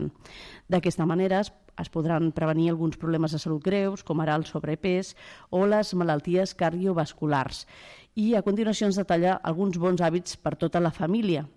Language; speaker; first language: Catalan; native; Catalan